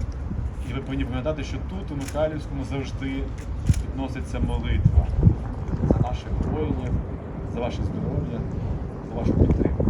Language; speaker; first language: Ukrainian; native; Ukrainian